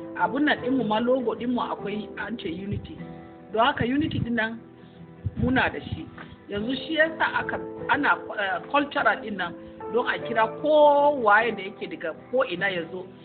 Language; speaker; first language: Hausa; non-native, local second language; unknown